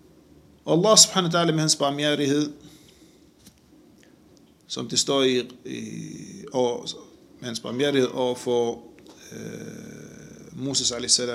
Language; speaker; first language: Danish; non-native, fluent; Arabic